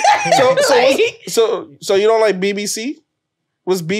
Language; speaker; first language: English; native; English